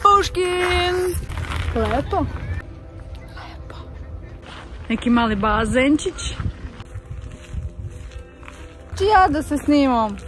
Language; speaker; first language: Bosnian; non-native, learner; Russian